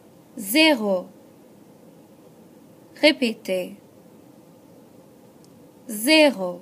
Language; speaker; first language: French; non-native, fluent; English